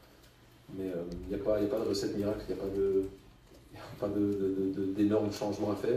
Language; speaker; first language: French; native; French